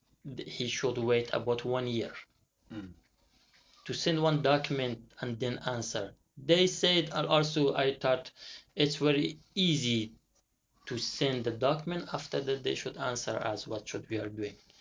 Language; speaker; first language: English; non-native, learner; Persian